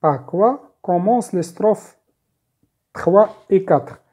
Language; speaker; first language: French; non-native, local second language; Arabic